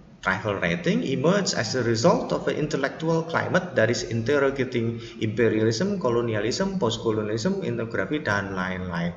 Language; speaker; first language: English; non-native, fluent; Indonesian